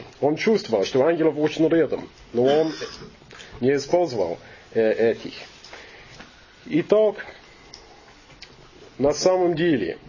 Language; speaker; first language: Russian; non-native, fluent; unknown